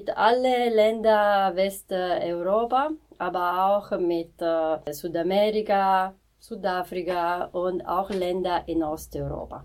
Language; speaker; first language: German; non-native, fluent; Italian